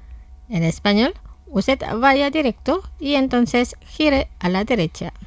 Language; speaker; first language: Spanish; non-native, fluent; Indonesian